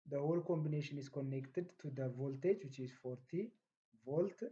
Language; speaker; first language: English; non-native, local second language; Amharic